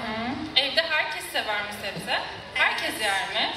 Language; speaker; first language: Turkish; native; Turkish